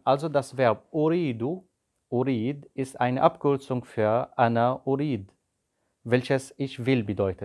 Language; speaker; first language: German; non-native, fluent; Arabic